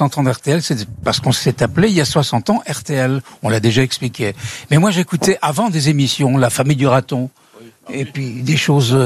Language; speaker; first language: French; native; French